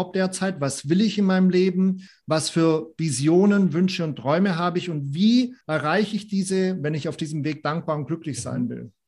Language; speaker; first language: German; native; German